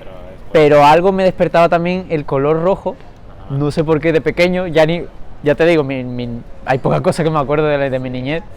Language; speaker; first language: Spanish; early bilingual, other home language; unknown